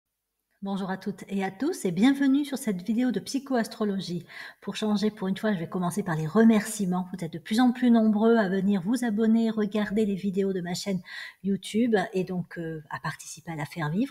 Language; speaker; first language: French; native; French